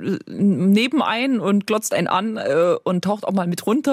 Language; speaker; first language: German; native; German